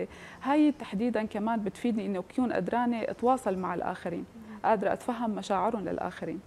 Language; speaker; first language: Arabic; native; Arabic